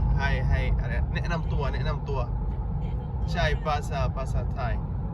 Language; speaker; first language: Thai; non-native, learner; Arabic